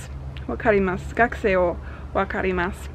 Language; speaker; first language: Japanese; non-native, learner; English